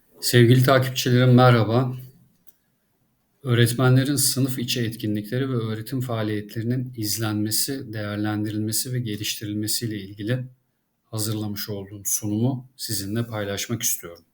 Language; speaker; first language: Turkish; native; Turkish